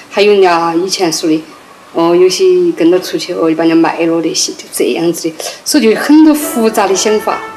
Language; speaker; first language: Chinese; native; Chinese